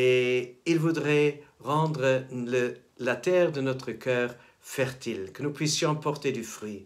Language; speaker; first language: French; native; French